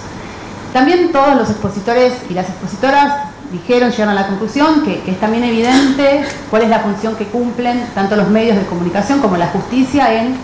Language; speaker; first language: Spanish; native; Spanish